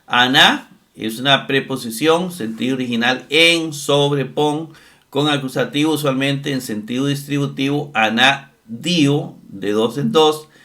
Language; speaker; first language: Spanish; native; Spanish